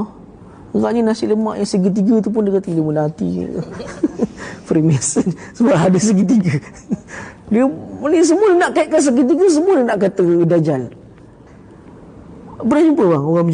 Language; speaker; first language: Malay; native; Malay